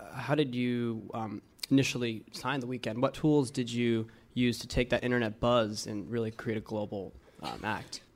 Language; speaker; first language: English; native; English